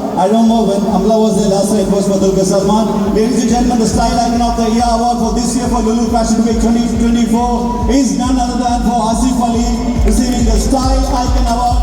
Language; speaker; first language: English; non-native, local second language; Malayalam